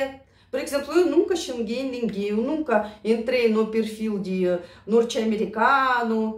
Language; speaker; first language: Portuguese; non-native, fluent; Russian